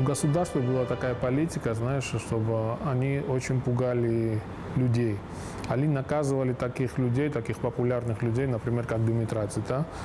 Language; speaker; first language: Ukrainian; non-native, learner; Georgian